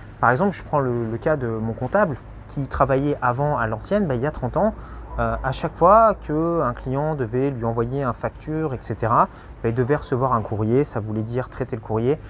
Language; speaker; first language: French; native; French